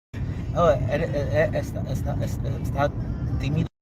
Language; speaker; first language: Spanish; early bilingual, heritage; English